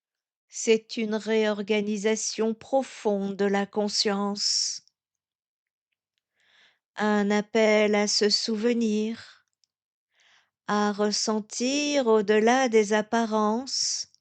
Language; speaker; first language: French; native; French